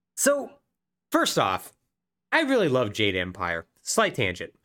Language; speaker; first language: English; native; English